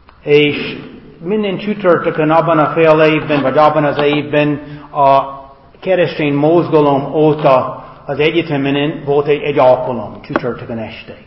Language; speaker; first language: Hungarian; non-native, learner; English